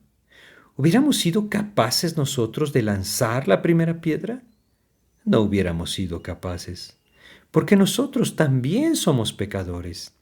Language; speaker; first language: Spanish; native; Spanish